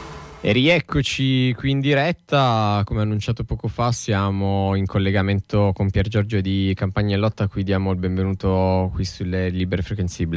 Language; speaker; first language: Italian; native; Italian